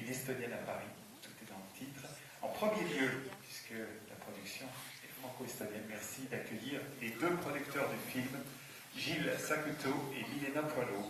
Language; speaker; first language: French; native; French